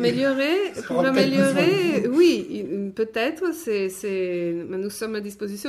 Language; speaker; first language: French; non-native, fluent; Italian